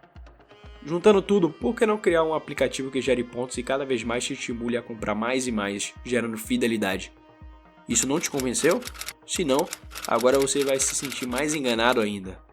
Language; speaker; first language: Portuguese; native; Portuguese